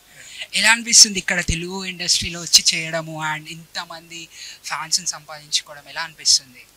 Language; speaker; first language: Telugu; native; Telugu